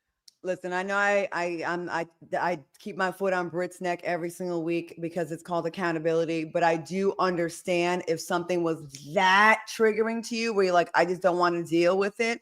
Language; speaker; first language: English; native; English